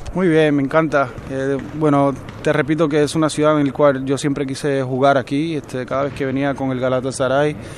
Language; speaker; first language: Spanish; native; Spanish